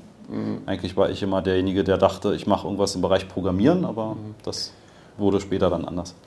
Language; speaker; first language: German; native; German